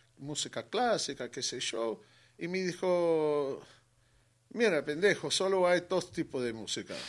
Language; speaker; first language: Spanish; non-native, fluent; English